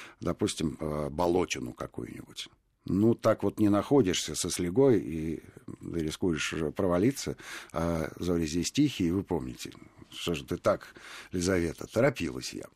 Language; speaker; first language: Russian; native; Russian